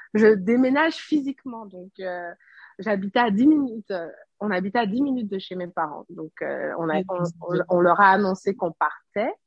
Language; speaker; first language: French; non-native, local second language; Rundi